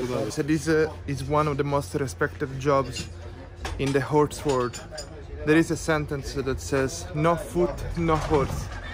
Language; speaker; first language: English; non-native, fluent; Italian